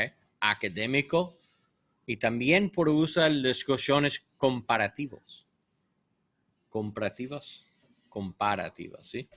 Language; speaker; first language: Spanish; non-native, learner; English